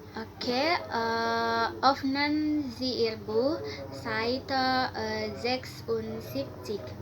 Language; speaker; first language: German; non-native, learner; Indonesian